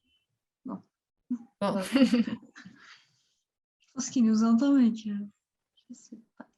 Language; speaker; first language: French; non-native, fluent; Spanish